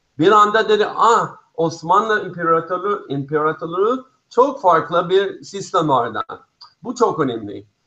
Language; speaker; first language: Turkish; non-native, fluent; English